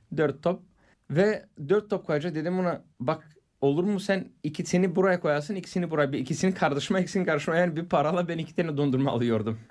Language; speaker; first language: Turkish; non-native, fluent; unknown